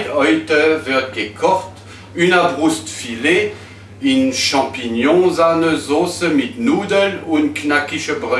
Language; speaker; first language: German; non-native, fluent; French